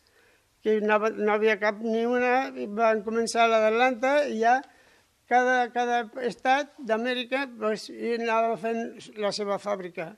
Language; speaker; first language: Catalan; non-native, local second language; Spanish